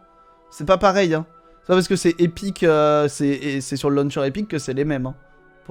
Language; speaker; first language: French; native; French